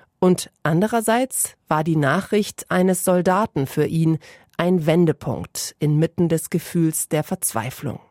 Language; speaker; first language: German; native; German